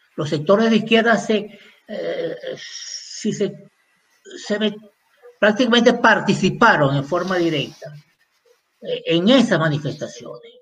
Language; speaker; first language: Spanish; native; Spanish